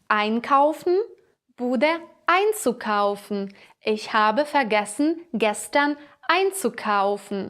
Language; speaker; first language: German; non-native, fluent; Ukrainian